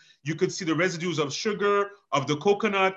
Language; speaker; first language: English; non-native, fluent; French